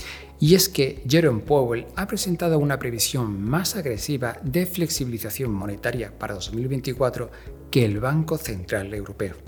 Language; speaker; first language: Spanish; native; Spanish